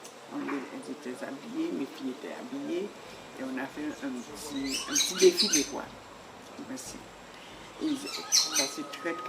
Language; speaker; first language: French; non-native, local second language; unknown